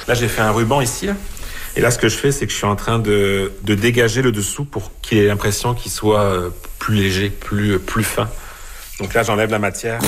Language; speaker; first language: French; native; French